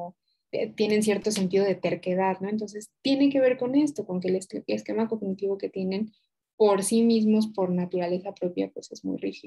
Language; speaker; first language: Spanish; native; Spanish